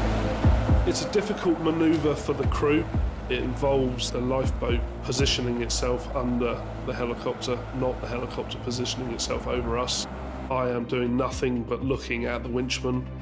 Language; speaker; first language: English; native; English